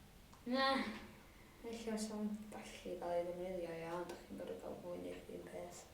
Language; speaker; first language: Welsh; native; Welsh